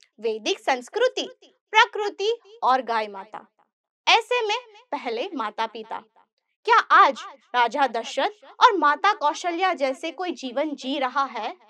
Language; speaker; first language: Hindi; non-native, local second language; Gujarati